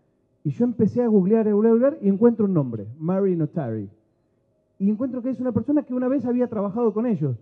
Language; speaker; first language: Spanish; native; Spanish